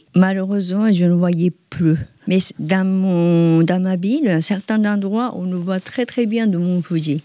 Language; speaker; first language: French; non-native, learner; Japanese